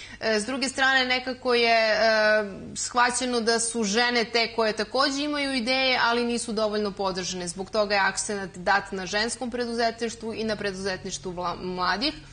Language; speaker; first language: Serbian; native; Serbian